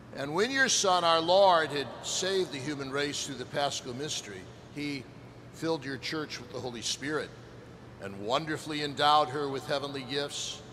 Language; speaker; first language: English; native; English